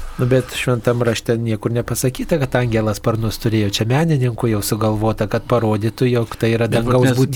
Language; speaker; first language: Lithuanian; native; Lithuanian